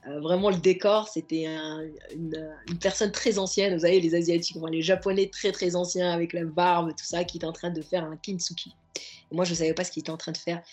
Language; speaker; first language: French; early bilingual, other home language; Arabic